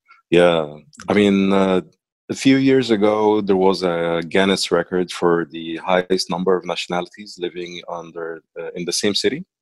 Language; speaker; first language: English; non-native, fluent; Arabic